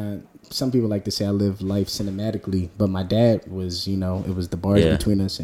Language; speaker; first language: English; native; English